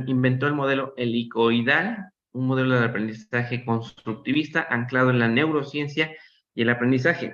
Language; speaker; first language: Spanish; native; Spanish